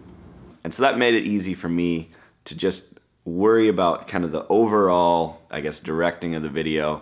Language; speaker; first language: English; native; English